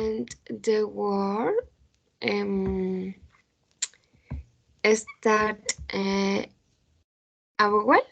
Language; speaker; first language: English; non-native, learner; Spanish